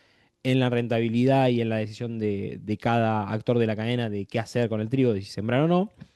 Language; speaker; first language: Spanish; native; Spanish